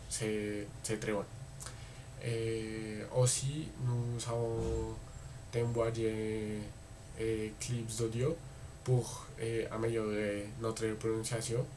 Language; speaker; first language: French; non-native, learner; Spanish